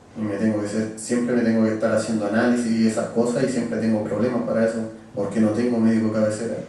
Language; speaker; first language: Spanish; native; Spanish